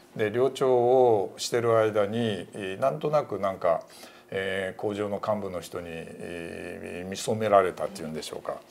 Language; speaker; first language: Japanese; native; Japanese